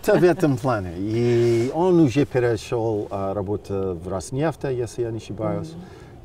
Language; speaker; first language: Russian; non-native, fluent; English